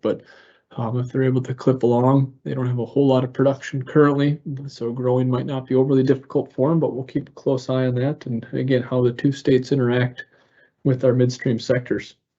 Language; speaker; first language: English; native; English